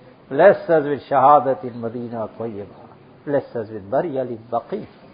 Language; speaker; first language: English; native; English